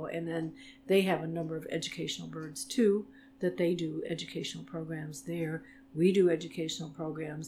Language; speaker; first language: English; native; English